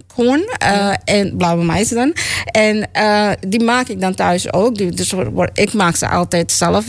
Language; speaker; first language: Dutch; native; Dutch